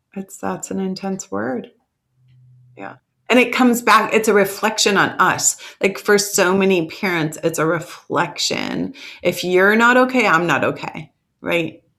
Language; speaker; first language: English; early bilingual, other home language; Italian